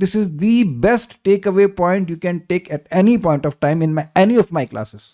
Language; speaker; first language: Hindi; native; Hindi